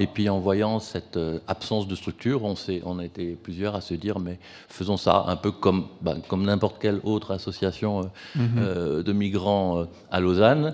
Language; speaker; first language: French; native; French